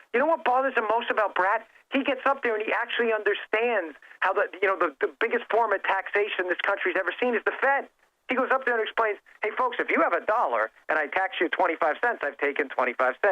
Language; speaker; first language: English; native; English